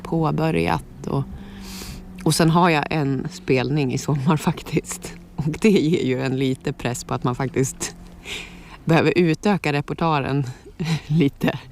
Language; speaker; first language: Swedish; native; Swedish